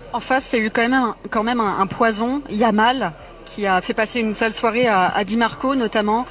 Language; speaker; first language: French; native; French